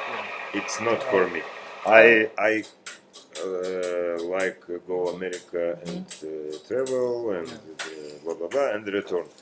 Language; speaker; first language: English; non-native, learner; Russian